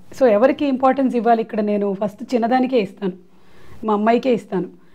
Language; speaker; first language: Telugu; non-native, local second language; Malayalam